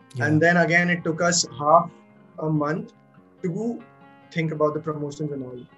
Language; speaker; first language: English; non-native, local second language; Hindi